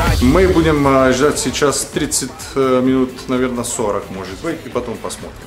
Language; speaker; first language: Russian; non-native, learner; Bulgarian